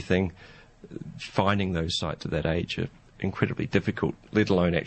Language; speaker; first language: English; native; English